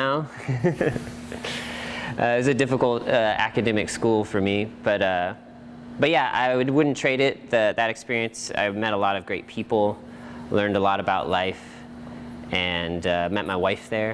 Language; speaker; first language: English; native; English